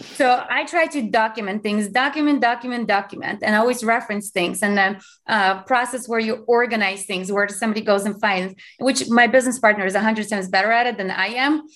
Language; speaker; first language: English; non-native, fluent; Azerbaijani